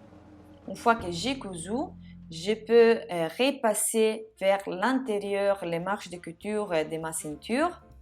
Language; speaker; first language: French; non-native, fluent; Italian